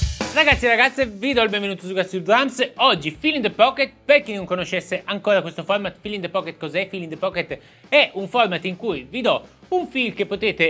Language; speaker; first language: Italian; native; Italian